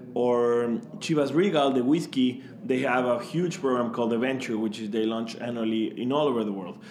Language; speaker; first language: English; non-native, fluent; Spanish